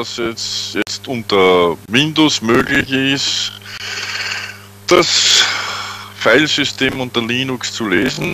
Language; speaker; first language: German; native; German